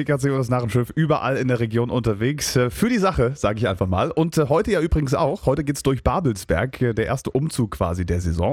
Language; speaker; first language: German; native; German